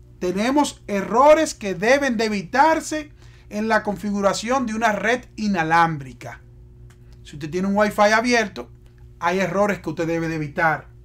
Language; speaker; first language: Spanish; native; Spanish